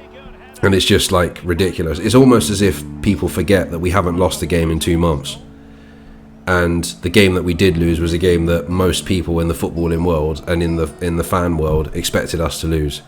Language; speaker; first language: English; native; English